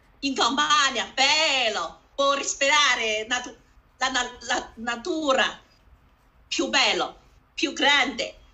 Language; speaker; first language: Italian; non-native, learner; Chinese